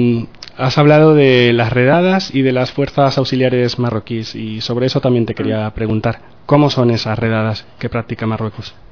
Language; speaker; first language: Spanish; native; Spanish